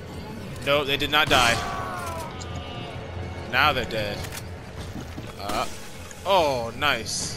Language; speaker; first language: English; native; English